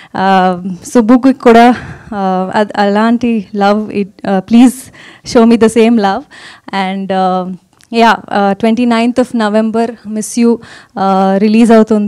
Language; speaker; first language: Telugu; non-native, fluent; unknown